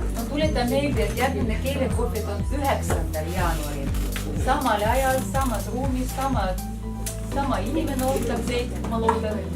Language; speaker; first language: Estonian; non-native, local second language; Russian